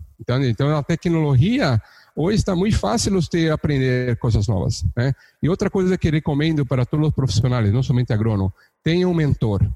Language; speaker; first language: Portuguese; native; Portuguese